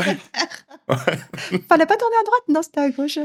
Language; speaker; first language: French; native; French